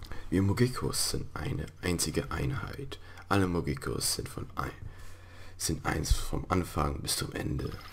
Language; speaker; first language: German; native; German